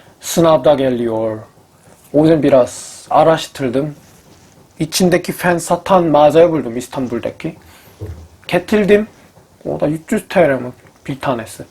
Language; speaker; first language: Turkish; non-native, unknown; Korean